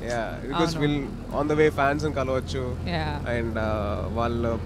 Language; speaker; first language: Telugu; native; Telugu